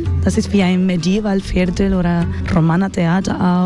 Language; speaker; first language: German; non-native, learner; Spanish